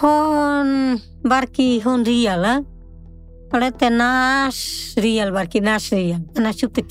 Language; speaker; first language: Arabic; non-native, learner; Bangla